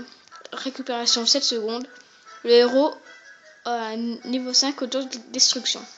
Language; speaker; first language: French; native; French